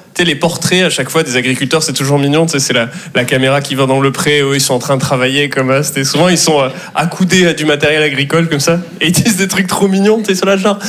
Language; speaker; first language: French; native; French